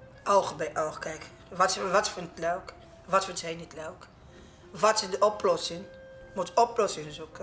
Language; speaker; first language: Dutch; non-native, learner; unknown